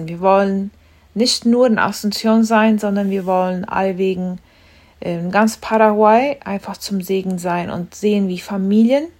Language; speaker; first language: German; non-native, fluent; Spanish